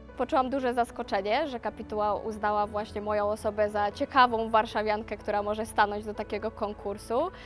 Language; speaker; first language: Polish; native; Polish